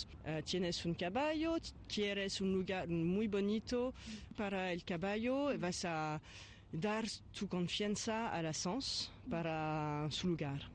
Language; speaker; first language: Spanish; non-native, fluent; French